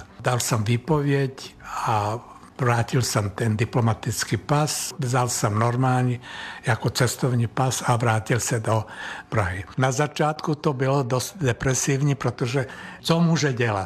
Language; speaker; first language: Czech; non-native, fluent; Serbian